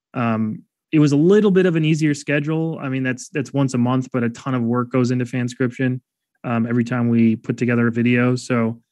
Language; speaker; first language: English; native; English